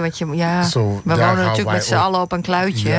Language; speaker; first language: Dutch; native; Dutch